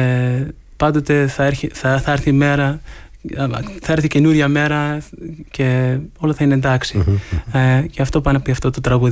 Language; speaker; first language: Greek; early bilingual, heritage; Greek